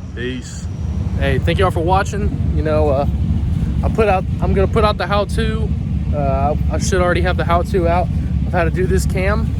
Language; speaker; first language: English; native; English